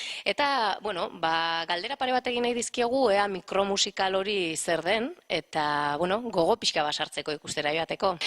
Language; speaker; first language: Basque; native; Basque